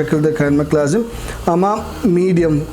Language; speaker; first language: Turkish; non-native, learner; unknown